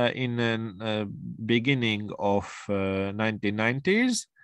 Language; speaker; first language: English; non-native, fluent; Latvian